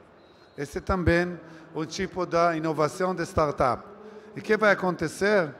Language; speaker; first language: Portuguese; non-native, learner; Hebrew